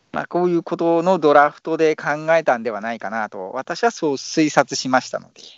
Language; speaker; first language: Japanese; native; Japanese